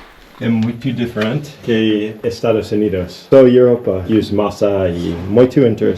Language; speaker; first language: Portuguese; non-native, learner; English